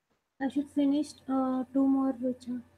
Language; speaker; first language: English; non-native, local second language; Telugu